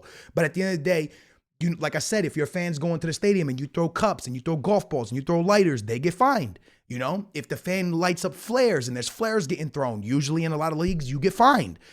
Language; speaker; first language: English; native; English